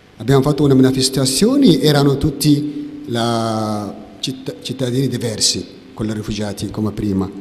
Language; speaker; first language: Italian; non-native, learner; Tigrinya